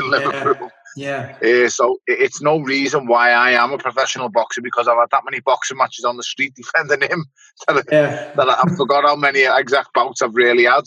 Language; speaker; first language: English; native; English